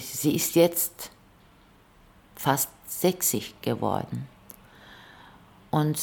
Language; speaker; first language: German; non-native, fluent; Turkish